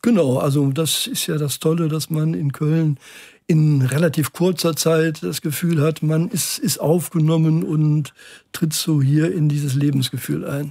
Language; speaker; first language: German; native; German